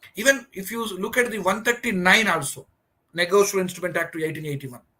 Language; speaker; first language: English; non-native, local second language; Telugu